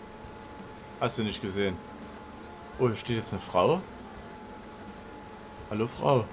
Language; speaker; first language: German; native; German